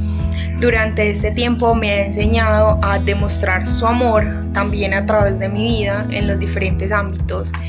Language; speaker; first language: Spanish; native; Spanish